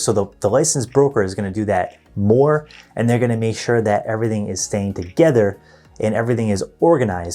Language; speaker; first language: English; native; English